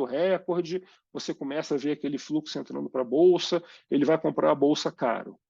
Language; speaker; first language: Portuguese; native; Portuguese